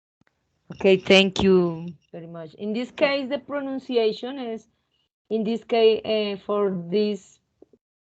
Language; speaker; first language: English; non-native, fluent; Spanish